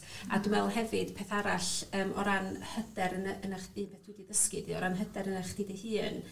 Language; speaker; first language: Welsh; native; Welsh